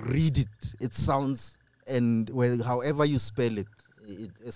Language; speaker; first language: English; non-native, local second language; Tswana